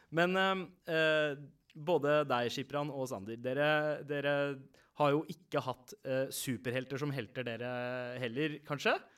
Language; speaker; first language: Norwegian; native; Norwegian